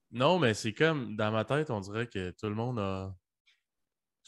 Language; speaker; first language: French; early bilingual, other home language; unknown